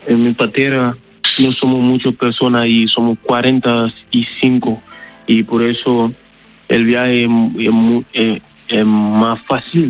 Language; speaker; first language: Spanish; non-native, learner; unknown